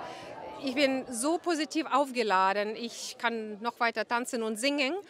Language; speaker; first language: German; non-native, fluent; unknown